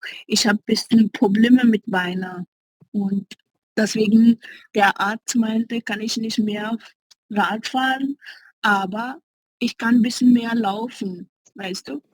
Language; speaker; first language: German; non-native, learner; Hindi